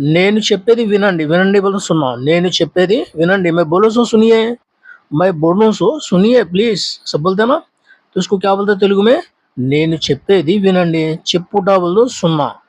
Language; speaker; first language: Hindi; non-native, local second language; Urdu